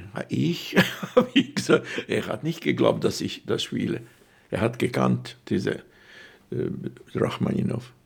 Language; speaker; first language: German; non-native, fluent; Hungarian